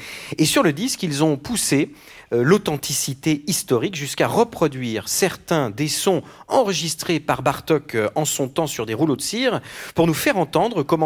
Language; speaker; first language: French; native; French